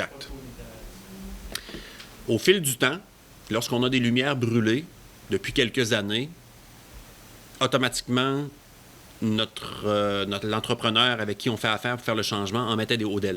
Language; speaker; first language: French; native; French